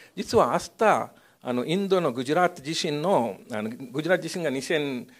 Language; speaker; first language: Japanese; non-native, fluent; Hindi